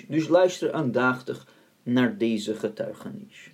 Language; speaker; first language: Dutch; non-native, fluent; Portuguese